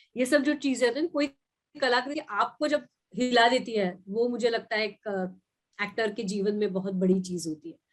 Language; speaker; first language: Hindi; non-native, local second language; Marathi